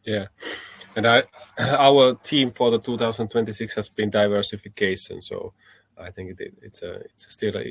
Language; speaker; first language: English; non-native, fluent; Finnish